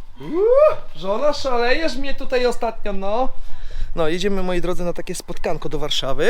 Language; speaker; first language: Polish; native; Polish